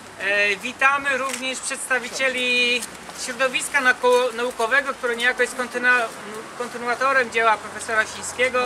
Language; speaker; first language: Polish; native; Polish